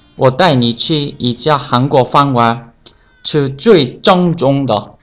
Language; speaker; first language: Chinese; non-native, fluent; Korean